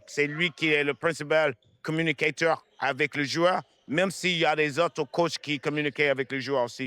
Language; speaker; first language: French; non-native, fluent; English